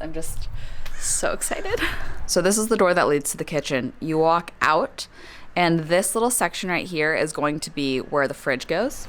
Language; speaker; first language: English; native; English